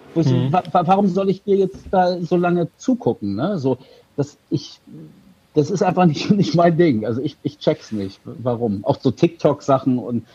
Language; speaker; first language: German; native; German